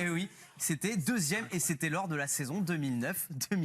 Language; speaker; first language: French; native; French